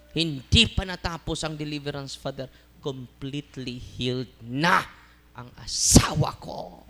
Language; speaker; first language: Filipino; non-native, local second language; Cebuano